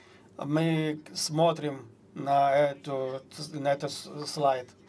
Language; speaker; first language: Russian; non-native, fluent; Chinese